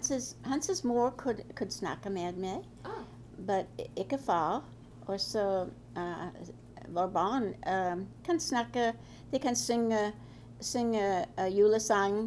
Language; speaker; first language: Norwegian; early bilingual, heritage; Norwegian